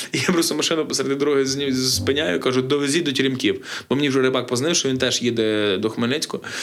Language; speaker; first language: Ukrainian; native; Ukrainian